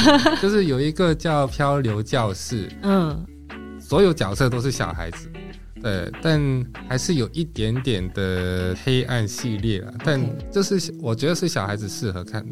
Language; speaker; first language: Chinese; non-native, local second language; Japanese